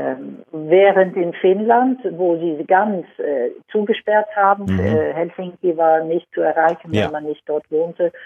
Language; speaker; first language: German; non-native, fluent; Swedish